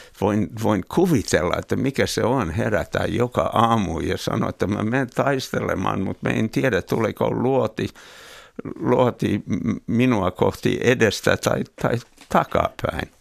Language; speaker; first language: Finnish; non-native, fluent; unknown